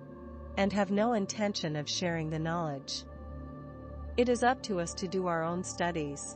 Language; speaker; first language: English; non-native, fluent; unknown